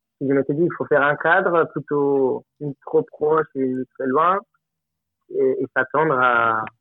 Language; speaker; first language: French; non-native, fluent; Spanish